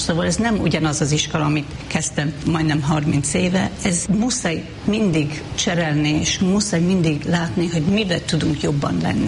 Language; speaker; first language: Hungarian; non-native, fluent; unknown